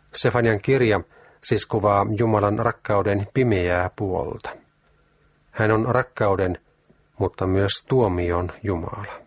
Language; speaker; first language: Finnish; native; Finnish